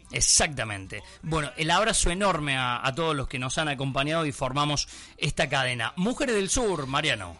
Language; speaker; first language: Spanish; native; Spanish